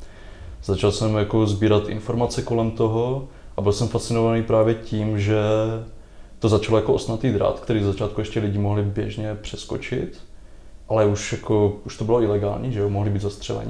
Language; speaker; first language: Czech; native; Czech